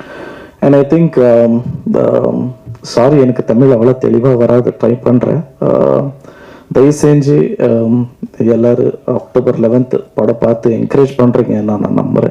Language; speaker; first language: Tamil; non-native, learner; Kannada